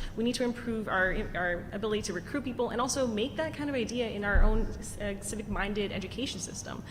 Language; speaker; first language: English; early bilingual, other home language; Italian